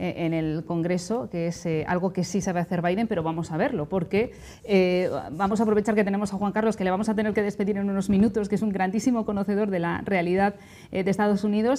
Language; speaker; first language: Spanish; native; Spanish